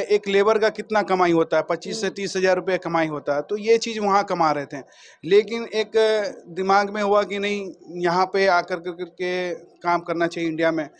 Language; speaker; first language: Hindi; native; Hindi